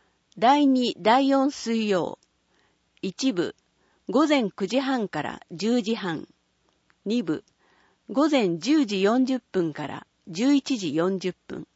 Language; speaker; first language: Japanese; native; Japanese